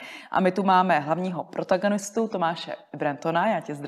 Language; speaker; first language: Czech; native; Czech